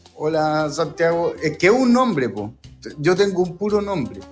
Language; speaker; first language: Spanish; native; Spanish